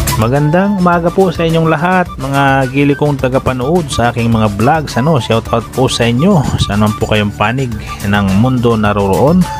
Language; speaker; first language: Filipino; non-native, local second language; Cebuano